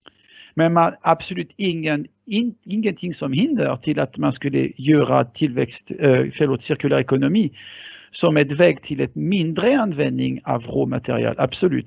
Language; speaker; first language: Swedish; non-native, fluent; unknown